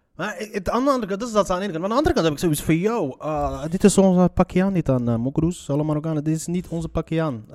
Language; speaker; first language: Dutch; early bilingual, other home language; Arabic